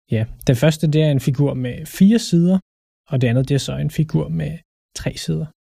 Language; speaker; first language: Danish; native; Danish